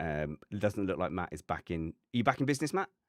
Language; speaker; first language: English; native; English